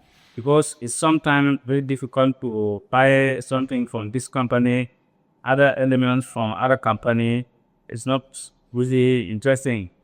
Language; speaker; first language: English; non-native, learner; French